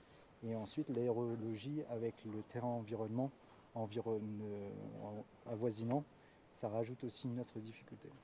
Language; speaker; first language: French; native; French